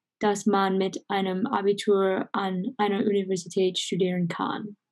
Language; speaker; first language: German; non-native, learner; English